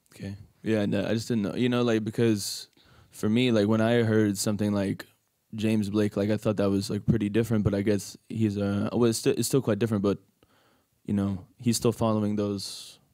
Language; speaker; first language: English; native; English